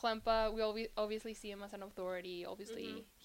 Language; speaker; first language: English; non-native, fluent; Spanish